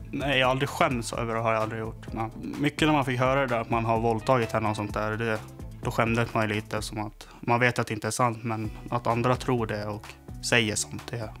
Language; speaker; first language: Swedish; native; Swedish